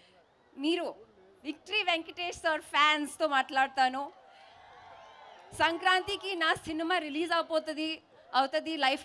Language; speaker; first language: Telugu; non-native, learner; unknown